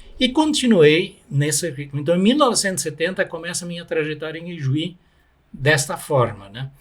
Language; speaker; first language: Portuguese; non-native, local second language; German